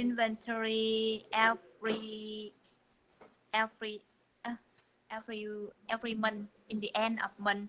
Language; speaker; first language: English; non-native, learner; Vietnamese